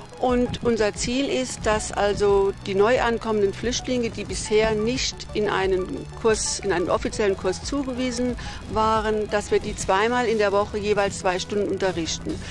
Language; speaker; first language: German; native; German